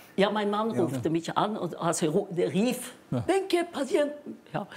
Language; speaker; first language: German; non-native, fluent; Norwegian